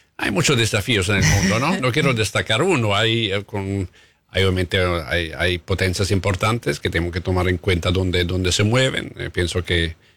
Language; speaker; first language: Spanish; non-native, fluent; Italian